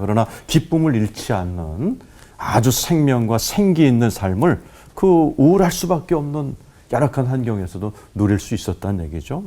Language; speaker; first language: Korean; native; Korean